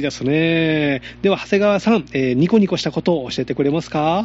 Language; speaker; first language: Japanese; native; Japanese